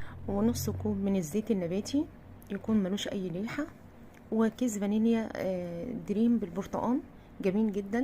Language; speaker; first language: Arabic; native; Arabic